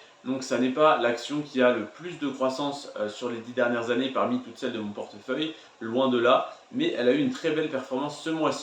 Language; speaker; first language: French; native; French